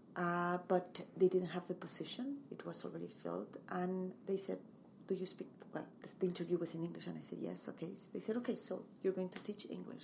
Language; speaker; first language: English; non-native, fluent; Spanish